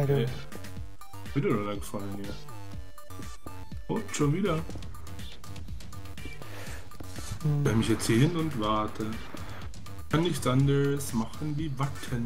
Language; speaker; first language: German; native; German